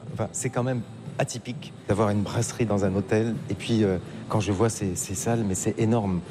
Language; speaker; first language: French; native; French